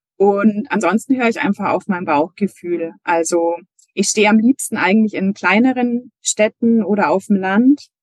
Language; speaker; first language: German; native; German